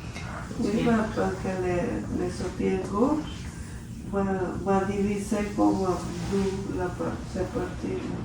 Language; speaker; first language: French; non-native, learner; Spanish